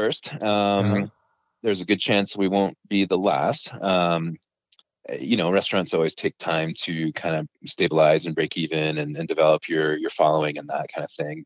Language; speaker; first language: English; native; English